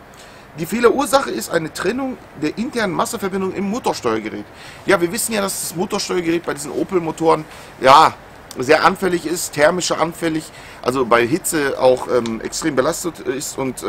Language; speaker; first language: German; native; German